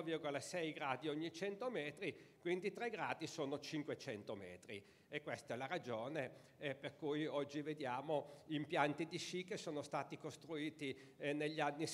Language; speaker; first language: Italian; native; Italian